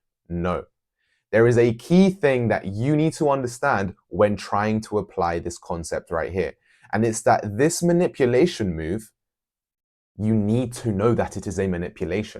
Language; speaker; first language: English; native; English